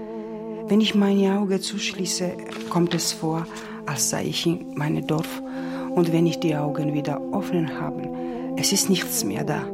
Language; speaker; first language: German; non-native, learner; Georgian